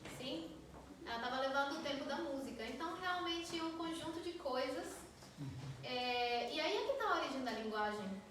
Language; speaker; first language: Portuguese; non-native, fluent; Spanish